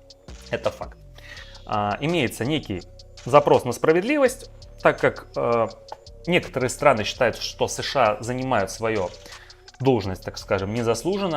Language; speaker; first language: Russian; native; Russian